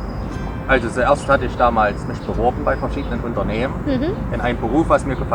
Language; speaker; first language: German; native; German